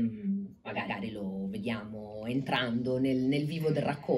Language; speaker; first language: Italian; native; Italian